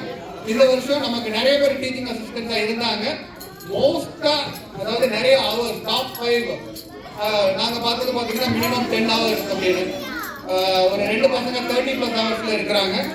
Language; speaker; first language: Tamil; native; Tamil